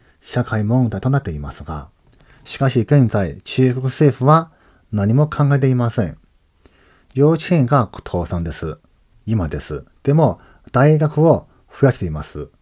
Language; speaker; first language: Japanese; non-native, fluent; Chinese